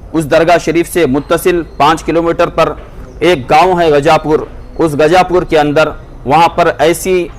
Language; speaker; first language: Urdu; native; Urdu